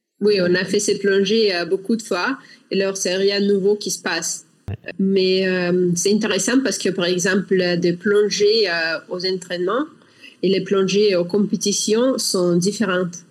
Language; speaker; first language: French; non-native, learner; Russian